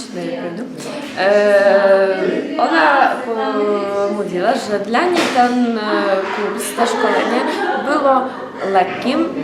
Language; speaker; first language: Polish; non-native, learner; Ukrainian